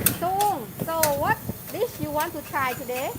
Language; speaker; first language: English; non-native, learner; Thai